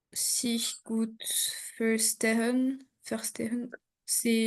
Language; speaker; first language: German; non-native, learner; French